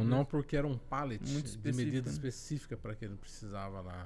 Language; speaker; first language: Portuguese; native; Portuguese